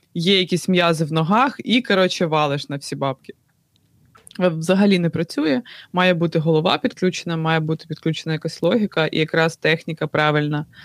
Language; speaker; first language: Ukrainian; native; Ukrainian